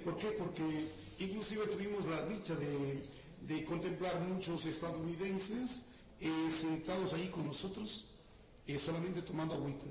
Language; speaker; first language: Spanish; native; Spanish